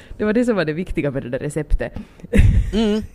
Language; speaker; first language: Swedish; native; Swedish